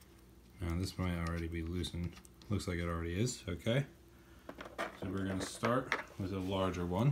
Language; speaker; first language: English; native; English